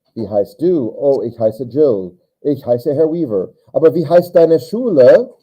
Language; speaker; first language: German; non-native, learner; English